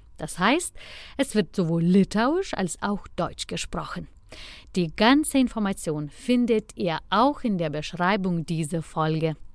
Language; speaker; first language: German; non-native, fluent; Lithuanian